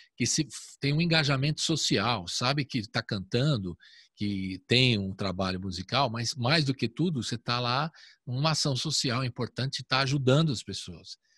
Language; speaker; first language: Portuguese; native; Portuguese